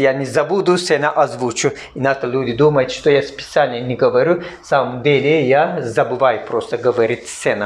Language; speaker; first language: Russian; non-native, learner; Turkish